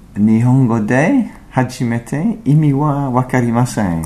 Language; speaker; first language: Japanese; non-native, learner; English